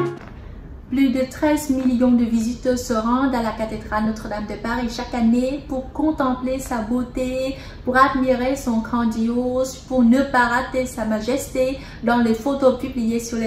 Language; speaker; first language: French; non-native, fluent; Vietnamese